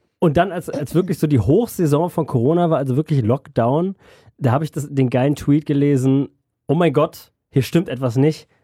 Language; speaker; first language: German; native; German